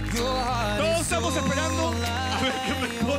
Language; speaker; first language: Spanish; native; Spanish